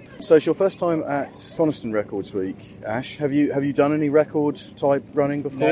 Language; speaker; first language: English; native; English